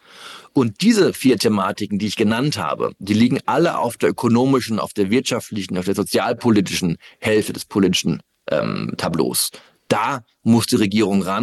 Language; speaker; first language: German; native; German